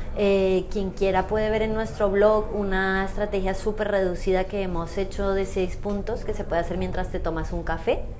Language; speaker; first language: Spanish; native; Spanish